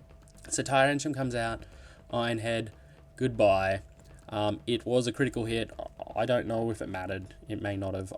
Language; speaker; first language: English; native; English